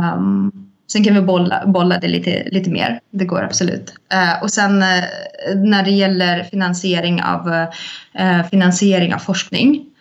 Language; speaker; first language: Swedish; non-native, fluent; Russian